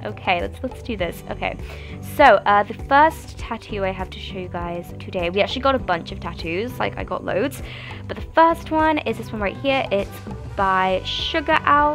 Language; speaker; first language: English; native; English